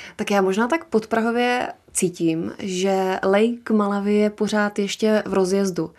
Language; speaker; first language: Czech; native; Czech